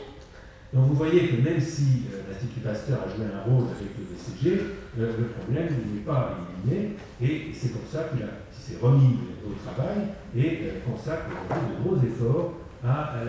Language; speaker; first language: French; native; French